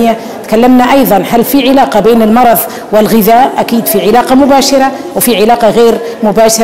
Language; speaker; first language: Arabic; native; Arabic